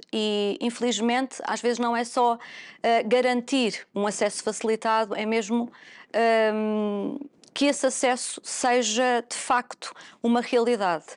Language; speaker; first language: Portuguese; native; Portuguese